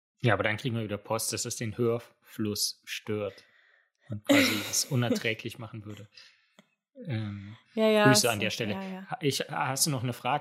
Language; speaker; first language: German; native; German